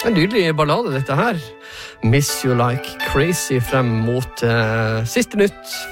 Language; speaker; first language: Norwegian; native; Norwegian